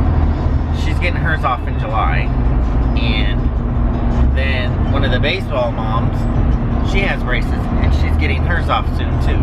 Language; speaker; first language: English; native; English